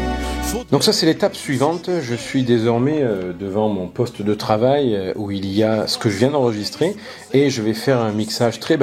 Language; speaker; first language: French; native; French